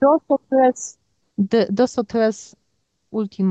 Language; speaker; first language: Spanish; non-native, learner; Polish